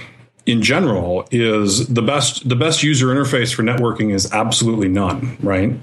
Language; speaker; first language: English; native; English